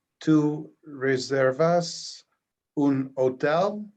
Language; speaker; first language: Spanish; non-native, learner; English